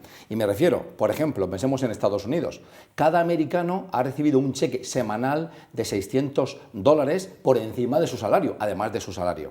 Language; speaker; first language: Spanish; native; Spanish